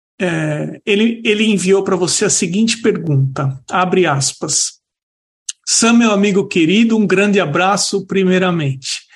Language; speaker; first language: Portuguese; native; Portuguese